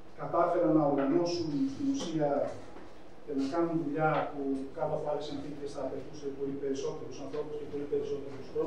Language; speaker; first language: Greek; native; Greek